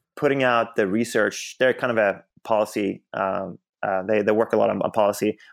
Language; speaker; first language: English; non-native, fluent; Swedish